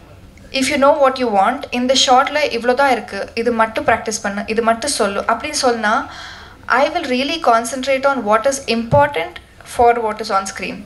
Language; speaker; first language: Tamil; non-native, learner; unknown